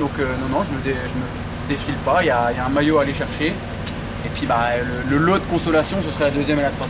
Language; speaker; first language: French; native; French